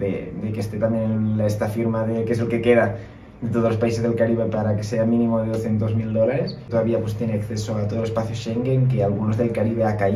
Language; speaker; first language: Spanish; native; Spanish